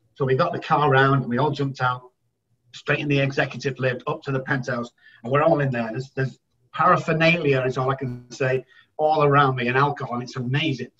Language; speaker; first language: English; native; English